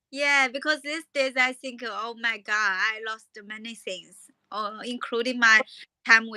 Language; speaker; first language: English; non-native, learner; Chinese